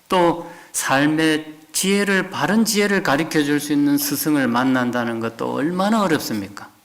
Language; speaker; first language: Korean; native; Korean